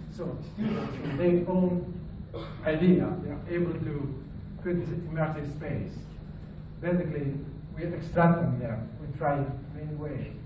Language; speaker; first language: English; non-native, learner; Italian